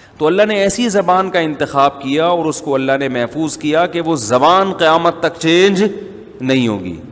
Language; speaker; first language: Urdu; native; Urdu